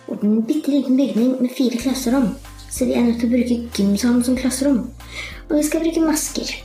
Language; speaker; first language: Norwegian; early bilingual, heritage; Norwegian